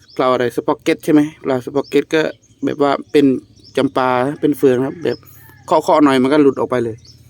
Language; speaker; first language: Thai; native; Thai